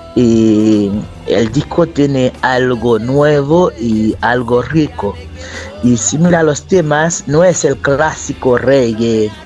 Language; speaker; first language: Spanish; non-native, fluent; Haitian Creole